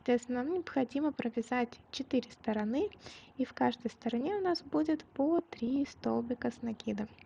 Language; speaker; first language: Russian; native; Russian